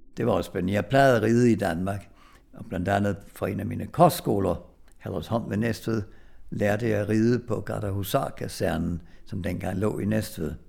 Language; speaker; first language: Danish; early bilingual, other home language; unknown